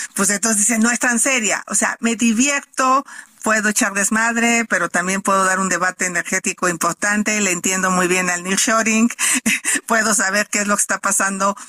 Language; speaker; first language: Spanish; native; Spanish